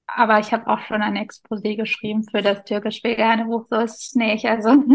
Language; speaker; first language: German; early bilingual, other home language; Turkish